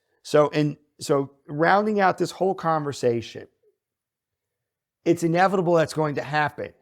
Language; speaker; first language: English; native; English